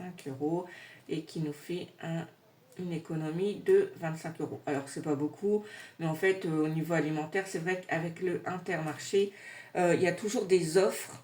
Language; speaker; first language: French; native; French